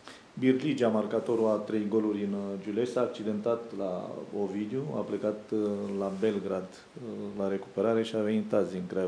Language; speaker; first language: Romanian; native; Romanian